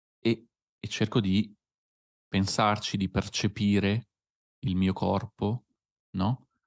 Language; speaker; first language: Italian; native; Italian